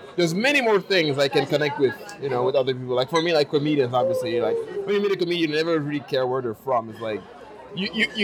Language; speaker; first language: English; non-native, local second language; French